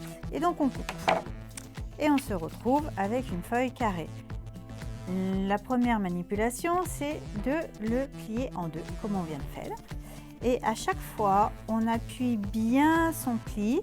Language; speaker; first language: French; native; French